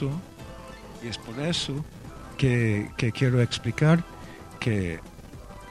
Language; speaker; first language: Spanish; non-native, fluent; Welsh